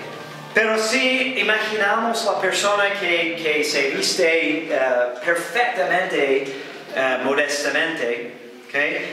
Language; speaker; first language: Spanish; non-native, fluent; English